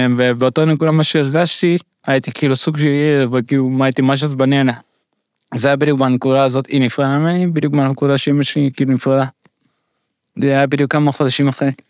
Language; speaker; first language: Hebrew; early bilingual, other home language; Russian